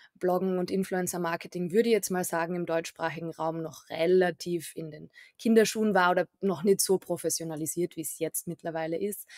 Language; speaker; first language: German; native; German